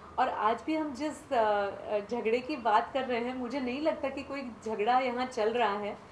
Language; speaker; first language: Hindi; non-native, local second language; Marathi